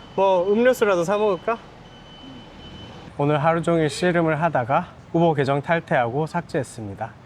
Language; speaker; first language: Korean; native; Korean